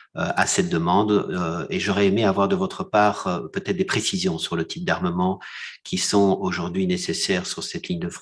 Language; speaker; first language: French; native; French